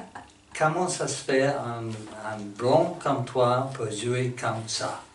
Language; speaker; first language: French; non-native, fluent; English